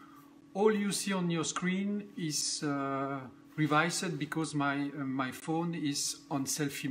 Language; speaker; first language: English; non-native, learner; French